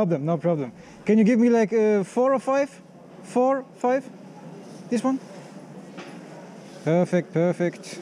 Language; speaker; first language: English; non-native, fluent; German